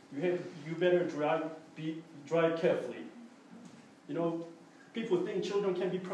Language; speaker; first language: English; non-native, fluent; Korean